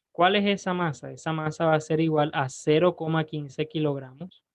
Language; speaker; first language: Spanish; native; Spanish